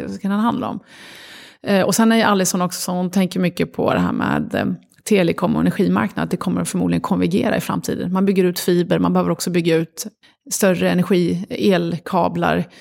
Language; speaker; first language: Swedish; early bilingual, other home language; Arabic